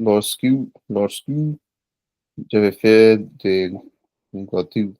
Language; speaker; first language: French; non-native, learner; Punjabi